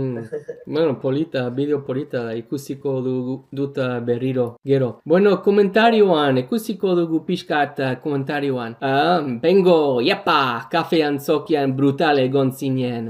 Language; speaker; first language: Basque; non-native, learner; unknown